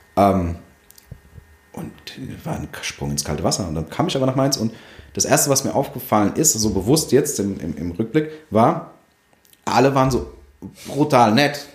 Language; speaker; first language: German; early bilingual, other home language; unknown